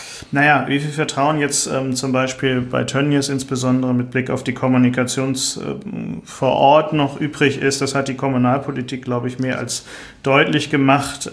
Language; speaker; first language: German; native; German